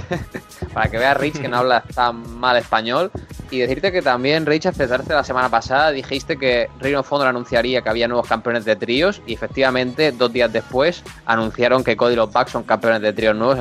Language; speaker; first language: Spanish; native; Spanish